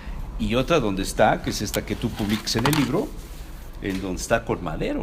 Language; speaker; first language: Spanish; native; Spanish